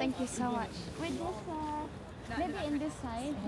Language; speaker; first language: English; non-native, local second language; Filipino